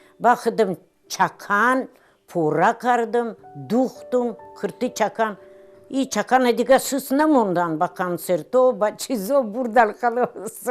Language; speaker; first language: Tajik; non-native, fluent; Russian